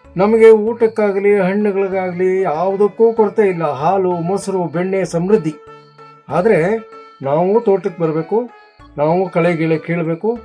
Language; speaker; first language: Kannada; native; Kannada